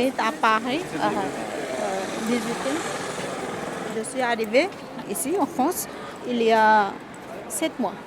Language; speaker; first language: French; non-native, learner; Bangla